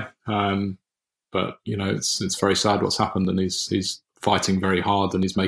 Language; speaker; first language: English; native; English